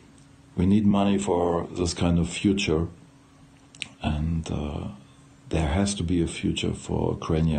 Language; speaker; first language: English; non-native, fluent; German